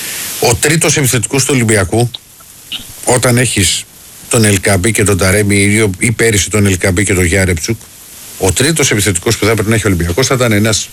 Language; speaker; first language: Greek; native; Greek